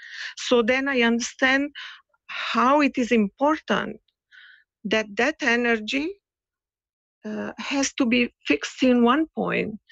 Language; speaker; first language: English; non-native, fluent; Italian